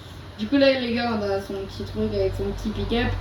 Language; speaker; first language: French; native; French